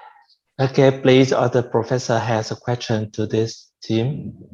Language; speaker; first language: English; non-native, fluent; Vietnamese